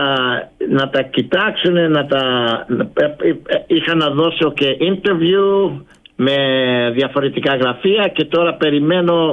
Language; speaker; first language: Greek; early bilingual, heritage; Greek